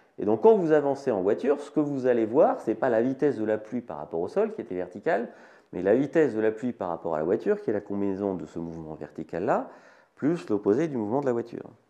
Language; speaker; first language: French; native; French